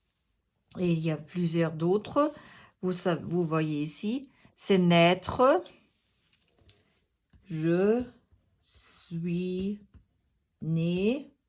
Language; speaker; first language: French; non-native, fluent; German